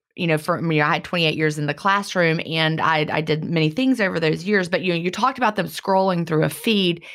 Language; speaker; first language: English; native; English